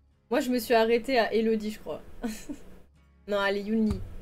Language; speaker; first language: French; native; French